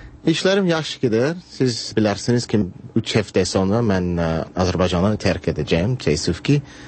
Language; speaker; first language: Azerbaijani; non-native, fluent; English